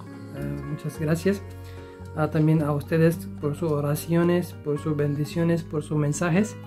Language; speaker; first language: Spanish; non-native, learner; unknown